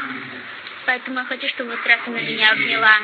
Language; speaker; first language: Russian; native; Russian